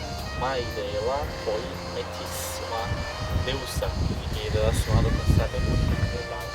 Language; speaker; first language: Portuguese; non-native, fluent; Turkish